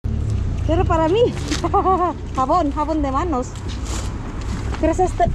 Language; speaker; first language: Spanish; non-native, learner; Filipino